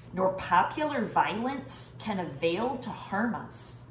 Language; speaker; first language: English; native; English